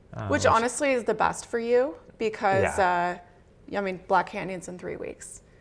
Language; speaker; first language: English; native; English